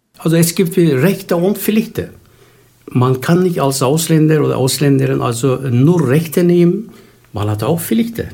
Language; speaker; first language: German; non-native, fluent; Turkish